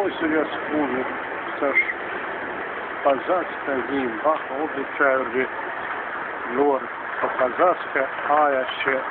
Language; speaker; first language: Romanian; early bilingual, heritage; Romanian